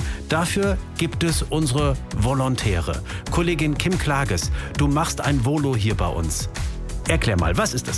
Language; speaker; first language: German; native; German